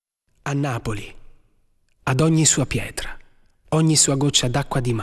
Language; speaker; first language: Italian; native; Italian